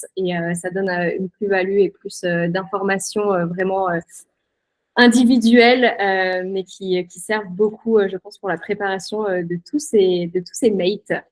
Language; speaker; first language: French; native; French